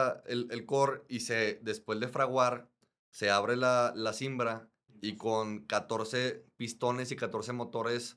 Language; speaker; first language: Spanish; native; Spanish